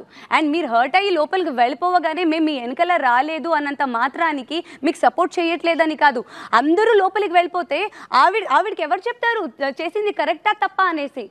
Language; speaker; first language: Telugu; native; Telugu